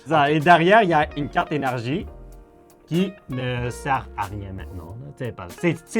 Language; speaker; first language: French; native; French